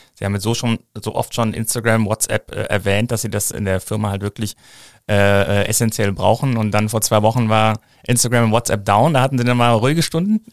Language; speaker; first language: German; native; German